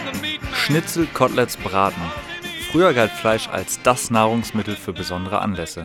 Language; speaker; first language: German; native; German